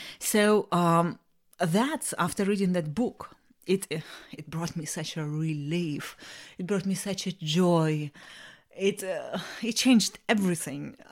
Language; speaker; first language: English; non-native, fluent; Russian